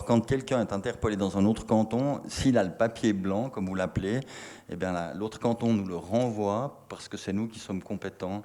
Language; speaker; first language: French; native; French